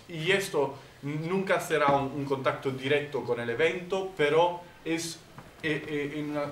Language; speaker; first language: Spanish; non-native, fluent; Italian